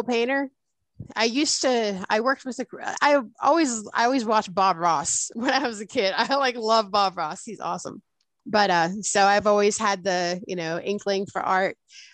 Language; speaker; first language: English; native; English